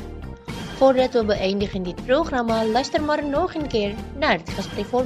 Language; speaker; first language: Dutch; non-native, learner; Indonesian